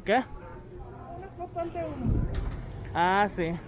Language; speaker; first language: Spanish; non-native, learner; English